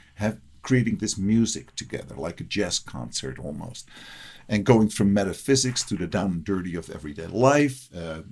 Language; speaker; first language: English; early bilingual, other home language; Dutch